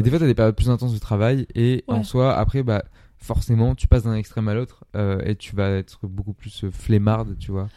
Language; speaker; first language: French; native; French